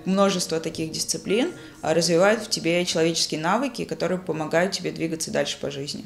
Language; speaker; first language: Russian; native; Russian